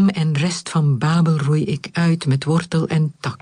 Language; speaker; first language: Dutch; native; Dutch